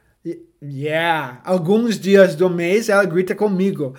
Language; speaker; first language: Portuguese; non-native, fluent; English